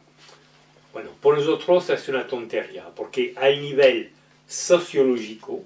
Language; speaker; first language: Spanish; non-native, learner; French